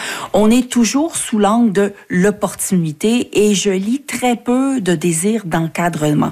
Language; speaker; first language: French; native; French